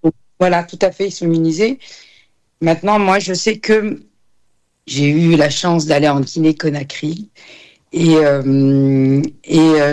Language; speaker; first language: French; non-native, local second language; Arabic